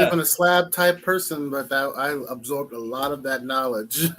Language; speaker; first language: English; native; English